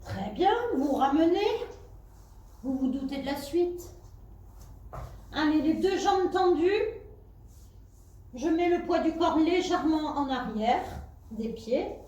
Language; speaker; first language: French; native; French